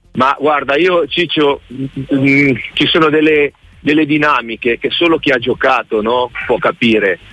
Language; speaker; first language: Italian; native; Italian